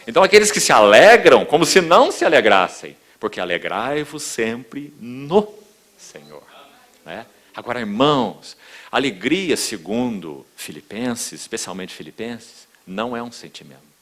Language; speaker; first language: Portuguese; native; Portuguese